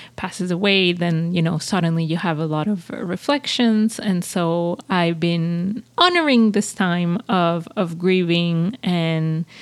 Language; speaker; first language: English; non-native, fluent; Spanish